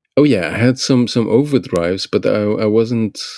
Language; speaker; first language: English; non-native, fluent; Portuguese